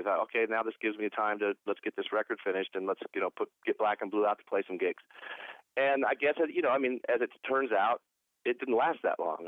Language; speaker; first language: English; native; English